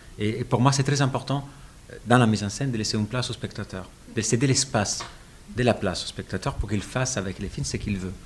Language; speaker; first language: French; non-native, fluent; Italian